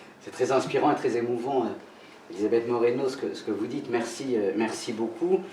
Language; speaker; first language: French; native; French